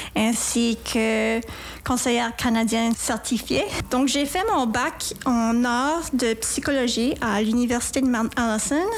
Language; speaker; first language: French; native; French